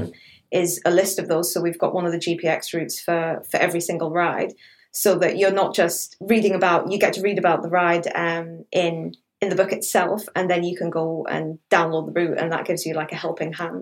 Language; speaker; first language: English; native; English